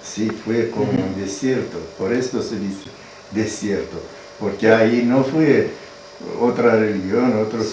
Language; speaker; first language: Spanish; non-native, learner; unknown